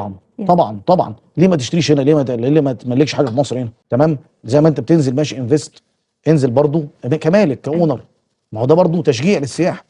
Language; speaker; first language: Arabic; native; Arabic